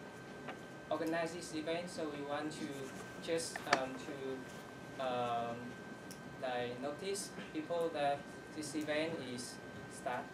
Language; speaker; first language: English; non-native, learner; Vietnamese